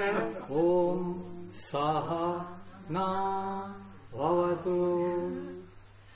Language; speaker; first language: Japanese; non-native, learner; Bangla